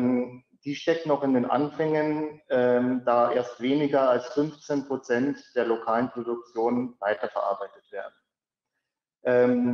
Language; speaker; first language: German; native; German